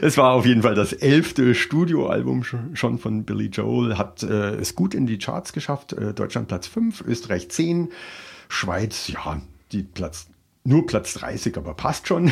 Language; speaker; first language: German; native; German